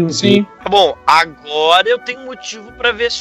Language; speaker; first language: Portuguese; native; Portuguese